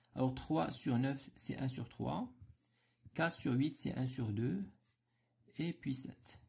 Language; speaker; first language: French; non-native, local second language; Arabic